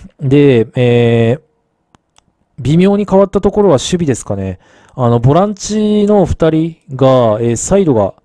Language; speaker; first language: Japanese; native; Japanese